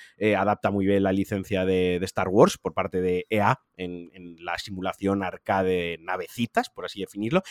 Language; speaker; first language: Spanish; native; Spanish